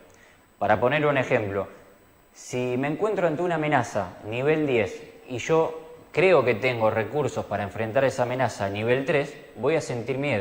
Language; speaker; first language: Spanish; native; Spanish